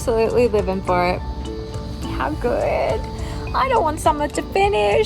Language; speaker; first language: English; native; English